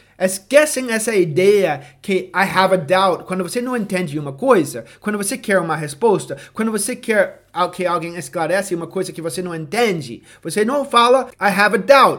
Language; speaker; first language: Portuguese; non-native, fluent; English